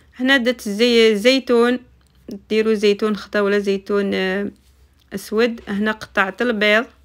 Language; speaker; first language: Arabic; native; Arabic